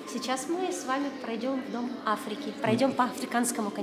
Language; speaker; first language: Russian; native; Russian